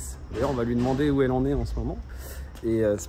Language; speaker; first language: French; native; French